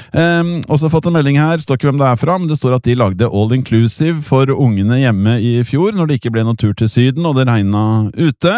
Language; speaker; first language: Norwegian; native; Norwegian